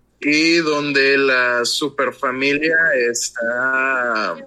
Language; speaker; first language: Spanish; native; Spanish